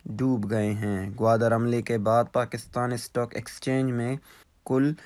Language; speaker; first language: Urdu; non-native, local second language; Baluchi